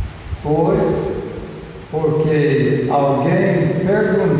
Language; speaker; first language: Portuguese; non-native, fluent; English